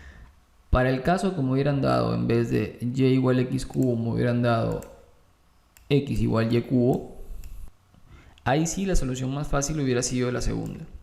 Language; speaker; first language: Spanish; native; Spanish